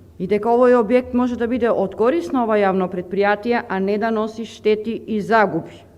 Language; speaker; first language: Macedonian; native; Macedonian